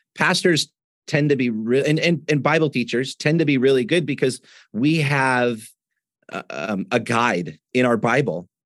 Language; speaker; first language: English; native; English